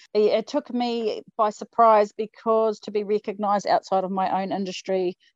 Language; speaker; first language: English; native; English